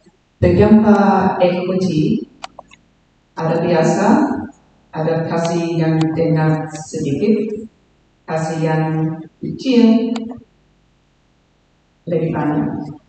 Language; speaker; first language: Indonesian; non-native, learner; English